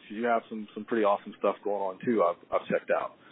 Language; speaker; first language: English; native; English